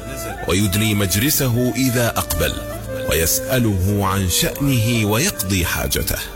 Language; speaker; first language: Arabic; native; Arabic